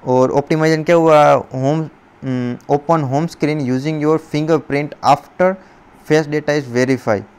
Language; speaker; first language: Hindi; non-native, local second language; Gujarati